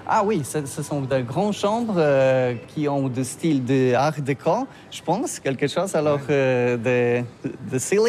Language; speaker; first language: French; non-native, learner; Polish